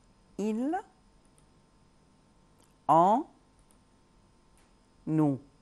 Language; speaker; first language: French; non-native, local second language; Arabic